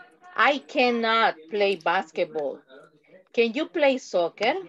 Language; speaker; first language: English; non-native, fluent; Spanish